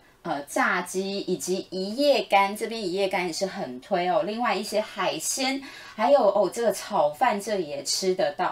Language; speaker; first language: Chinese; native; Chinese